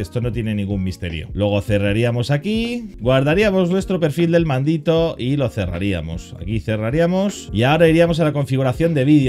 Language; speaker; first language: Spanish; native; Spanish